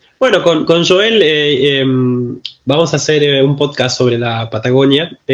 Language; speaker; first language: Spanish; native; Spanish